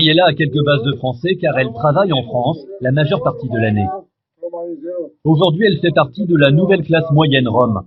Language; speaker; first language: French; native; French